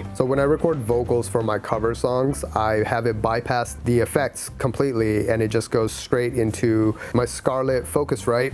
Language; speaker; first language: English; native; English